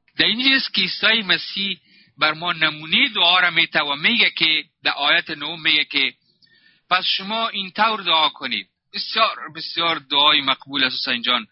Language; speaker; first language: Persian; native; Persian